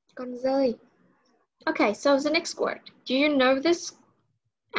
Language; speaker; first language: English; non-native, learner; Vietnamese